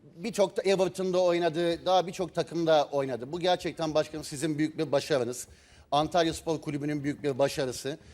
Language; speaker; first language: Turkish; native; Turkish